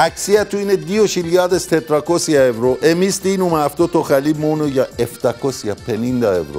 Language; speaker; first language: Greek; non-native, learner; Persian